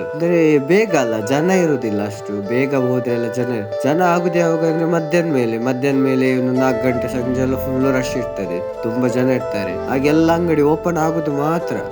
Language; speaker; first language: Kannada; non-native, local second language; Tulu